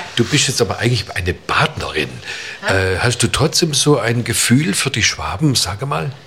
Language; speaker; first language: German; native; German